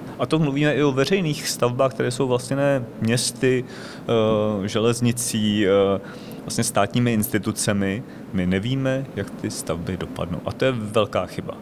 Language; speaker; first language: Czech; native; Czech